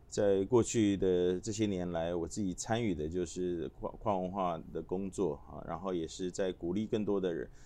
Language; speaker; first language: Chinese; native; Chinese